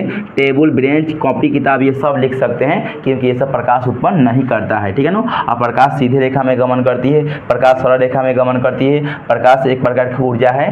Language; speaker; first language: Hindi; native; Hindi